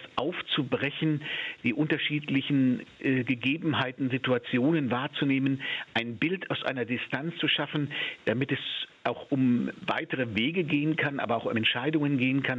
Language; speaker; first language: German; native; German